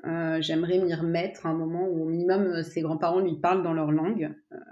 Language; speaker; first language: French; native; French